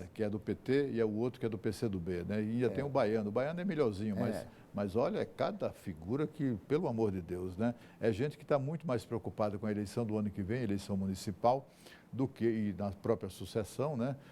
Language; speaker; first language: Portuguese; native; Portuguese